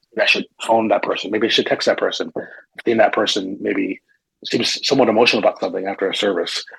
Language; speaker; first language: English; native; English